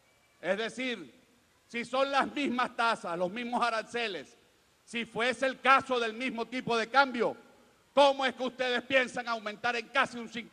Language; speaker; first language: Spanish; native; Spanish